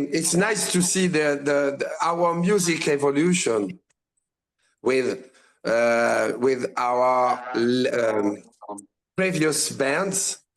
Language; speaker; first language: English; non-native, learner; French